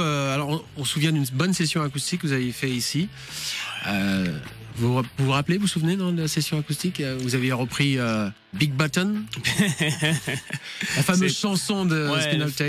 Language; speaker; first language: French; native; French